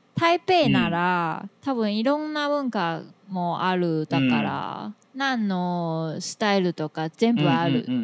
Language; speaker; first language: Japanese; non-native, fluent; Chinese